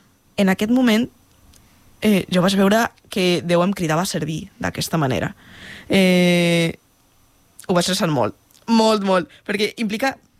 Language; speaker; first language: Catalan; non-native, fluent; Spanish